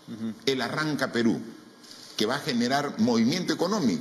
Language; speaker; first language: Spanish; native; Spanish